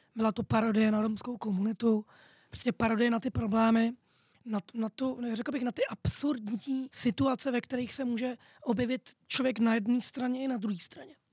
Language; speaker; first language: Czech; native; Czech